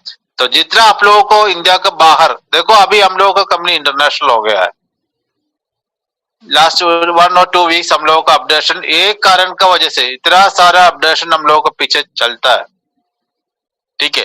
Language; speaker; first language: Hindi; non-native, local second language; Malayalam